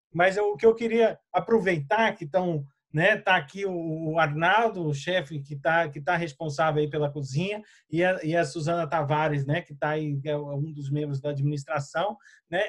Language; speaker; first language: Portuguese; native; Portuguese